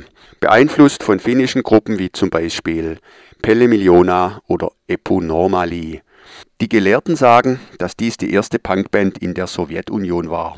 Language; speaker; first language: German; native; German